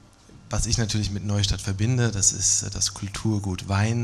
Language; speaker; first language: German; native; German